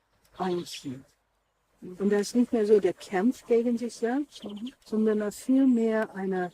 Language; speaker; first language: German; non-native, fluent; English